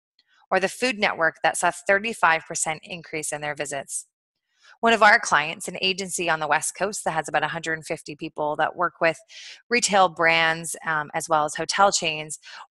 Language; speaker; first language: English; native; English